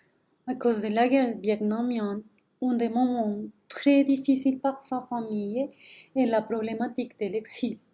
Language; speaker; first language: French; non-native, learner; Spanish